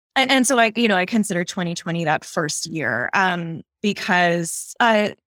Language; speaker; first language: English; native; English